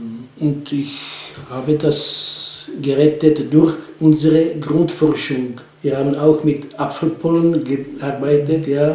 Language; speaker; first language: German; non-native, fluent; Czech